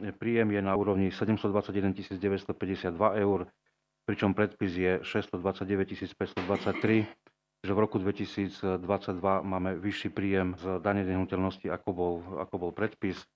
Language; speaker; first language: Slovak; native; Slovak